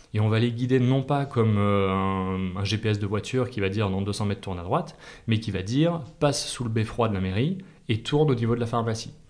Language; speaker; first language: French; native; French